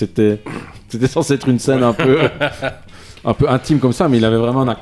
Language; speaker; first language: French; native; French